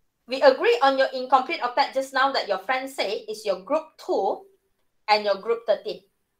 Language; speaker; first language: English; non-native, local second language; Malay